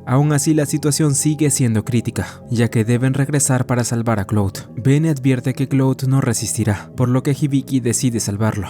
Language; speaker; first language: Spanish; native; Spanish